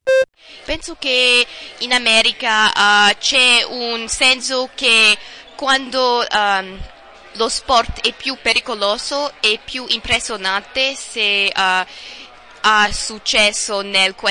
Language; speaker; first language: Italian; non-native, learner; English